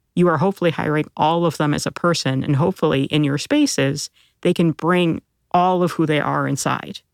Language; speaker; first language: English; early bilingual, other home language; Filipino